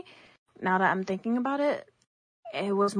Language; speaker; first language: English; early bilingual, other home language; Chinese